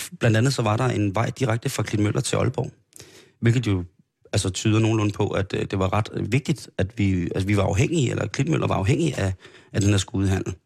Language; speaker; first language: Danish; native; Danish